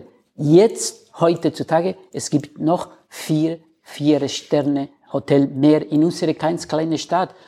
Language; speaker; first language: German; non-native, fluent; Spanish